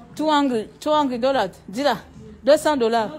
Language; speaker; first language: English; non-native, learner; French